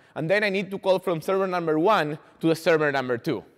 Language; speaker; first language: English; non-native, fluent; Spanish